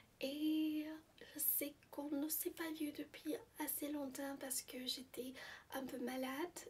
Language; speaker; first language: French; non-native, fluent; Armenian